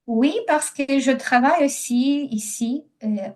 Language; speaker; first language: French; non-native, learner; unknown